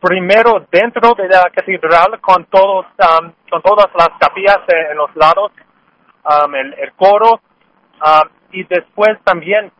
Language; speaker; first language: Spanish; non-native, fluent; English